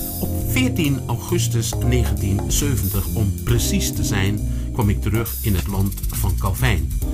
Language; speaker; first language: Dutch; early bilingual, other home language; Sranan Tongo